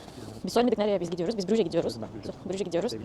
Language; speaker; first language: Turkish; non-native, learner; Russian